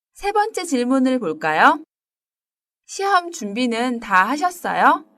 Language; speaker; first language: Korean; native; Korean